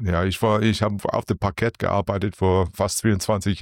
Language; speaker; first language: German; non-native, learner; English